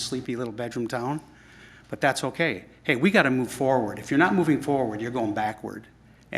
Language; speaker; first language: English; native; English